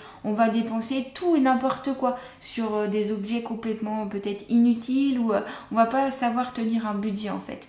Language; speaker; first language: French; native; French